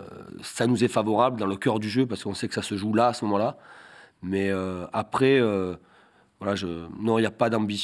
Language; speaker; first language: French; native; French